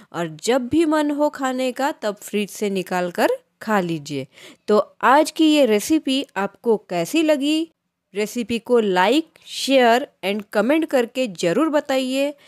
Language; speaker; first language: Hindi; non-native, local second language; Marathi